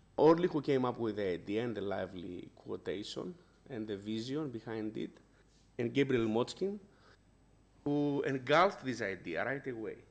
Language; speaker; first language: English; non-native, fluent; Greek